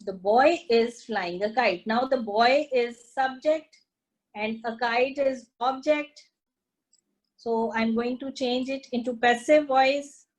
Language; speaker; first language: English; non-native, local second language; Punjabi